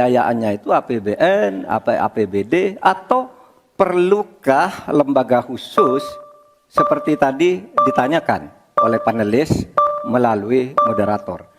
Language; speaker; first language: Indonesian; native; Indonesian